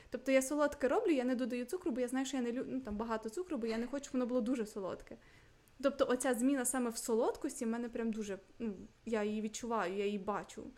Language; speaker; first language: Ukrainian; non-native, local second language; Russian